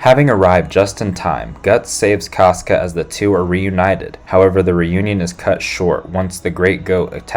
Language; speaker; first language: English; native; English